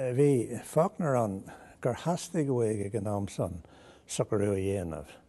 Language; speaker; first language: Irish; non-native, local second language; English